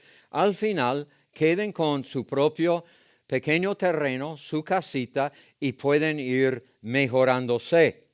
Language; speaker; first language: Spanish; non-native, fluent; English